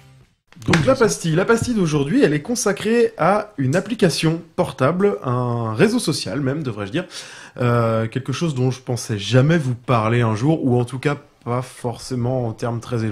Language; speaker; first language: French; native; French